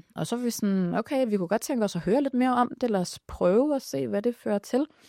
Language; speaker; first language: Danish; early bilingual, other home language; Arabic